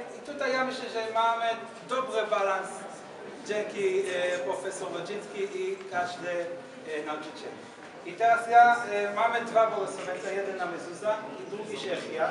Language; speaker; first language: Polish; non-native, learner; Hebrew